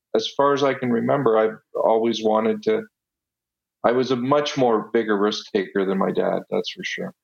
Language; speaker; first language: English; non-native, fluent; Italian